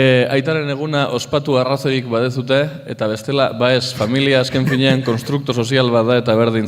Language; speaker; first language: Basque; native; Basque